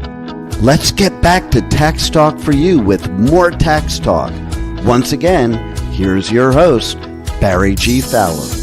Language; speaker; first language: English; native; English